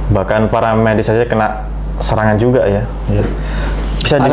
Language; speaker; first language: Indonesian; native; Indonesian